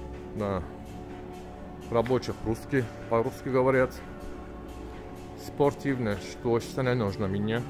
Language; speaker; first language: Russian; non-native, learner; Turkish